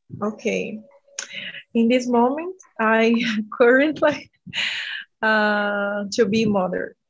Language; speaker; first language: English; non-native, learner; Portuguese